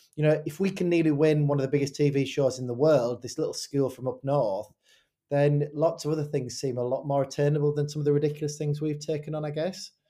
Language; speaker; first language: English; native; English